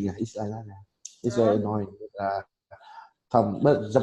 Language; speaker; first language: English; non-native, learner; Vietnamese